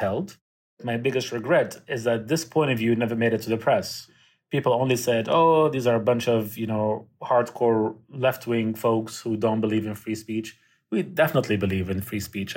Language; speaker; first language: English; non-native, fluent; Arabic